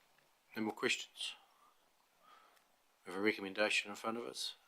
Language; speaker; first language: English; native; English